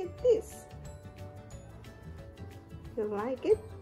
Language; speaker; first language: English; non-native, learner; Indonesian